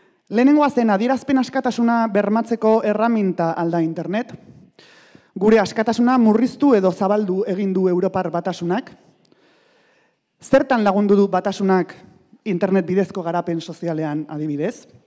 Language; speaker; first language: Basque; native; Basque